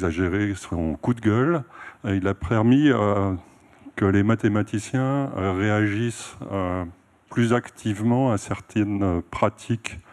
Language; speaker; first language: French; native; French